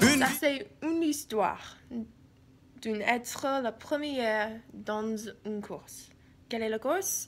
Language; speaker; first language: French; non-native, learner; English